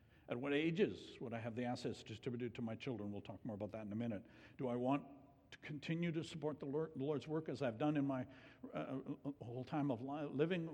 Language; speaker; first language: English; native; English